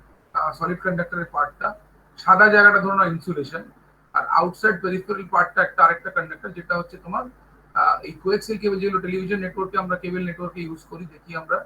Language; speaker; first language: Bangla; native; Bangla